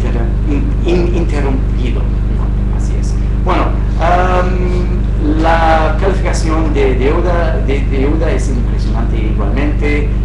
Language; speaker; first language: Spanish; non-native, fluent; English